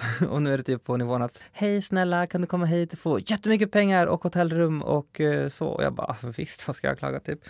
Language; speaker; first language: Swedish; early bilingual, other home language; Spanish